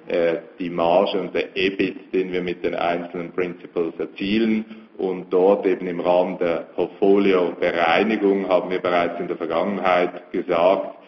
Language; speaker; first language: German; native; German